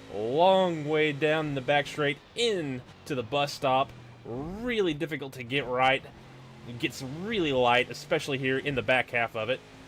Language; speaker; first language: English; native; English